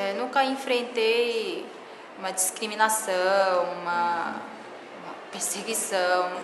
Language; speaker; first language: Portuguese; non-native, fluent; Korean